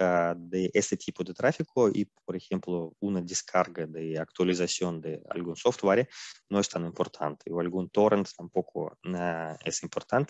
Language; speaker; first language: Spanish; non-native, fluent; Russian